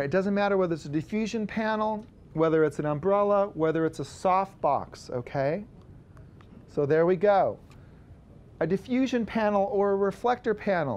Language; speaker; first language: English; native; English